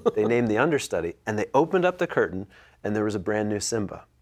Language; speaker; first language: English; native; English